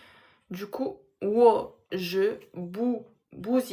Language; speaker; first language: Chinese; non-native, learner; French